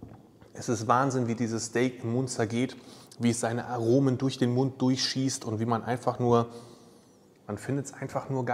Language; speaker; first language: German; native; German